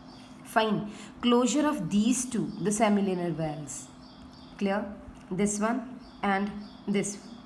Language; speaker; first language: English; non-native, local second language; Hindi